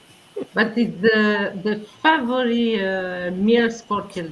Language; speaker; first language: English; non-native, learner; French